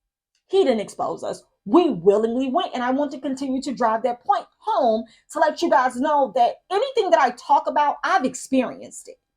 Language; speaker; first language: English; native; English